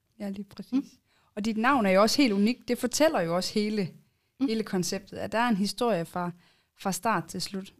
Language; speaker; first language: Danish; native; Danish